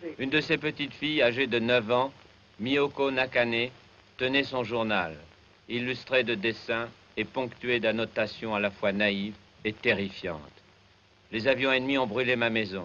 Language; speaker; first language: French; native; French